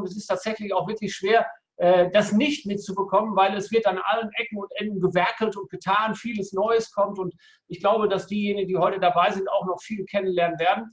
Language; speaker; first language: German; native; German